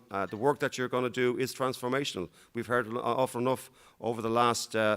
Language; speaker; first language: English; native; English